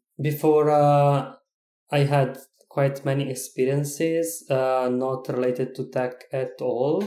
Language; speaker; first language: English; non-native, fluent; Italian